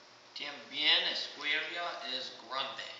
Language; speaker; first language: Spanish; non-native, learner; English